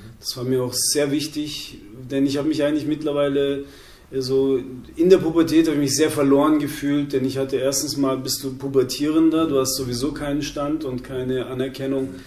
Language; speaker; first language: German; early bilingual, other home language; Turkish